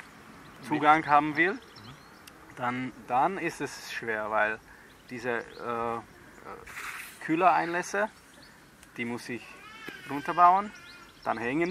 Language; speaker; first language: German; non-native, fluent; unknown